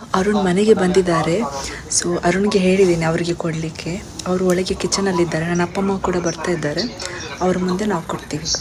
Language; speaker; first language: Kannada; non-native, local second language; Konkani